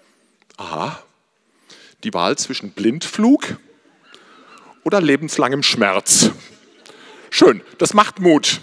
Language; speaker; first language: German; native; German